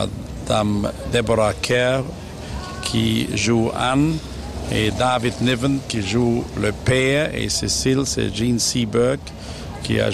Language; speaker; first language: French; non-native, fluent; German